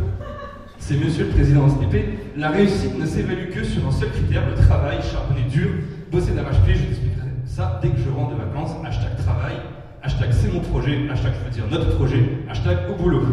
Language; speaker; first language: French; native; French